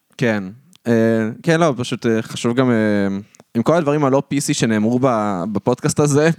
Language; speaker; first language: Hebrew; native; Hebrew